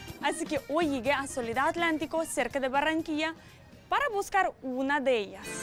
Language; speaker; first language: Spanish; non-native, fluent; Russian